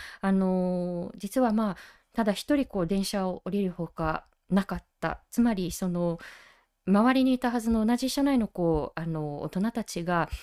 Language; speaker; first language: Japanese; native; Japanese